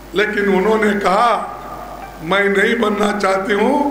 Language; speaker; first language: Hindi; non-native, local second language; Kannada